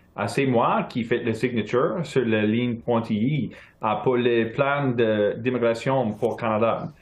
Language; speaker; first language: French; non-native, local second language; English